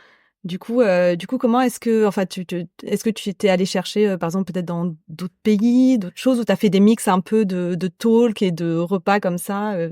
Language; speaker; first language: French; native; French